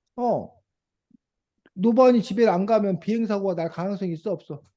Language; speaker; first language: Korean; native; Korean